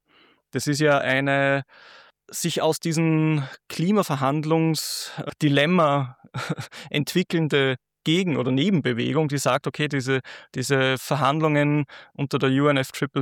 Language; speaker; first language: German; native; German